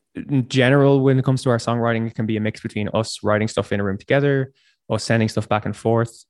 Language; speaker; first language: English; native; English